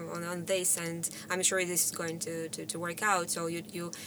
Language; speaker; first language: English; non-native, fluent; Russian